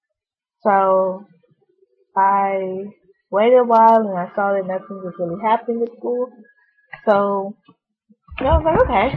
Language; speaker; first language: English; native; English